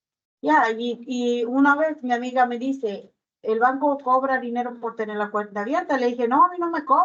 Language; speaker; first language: Spanish; native; Spanish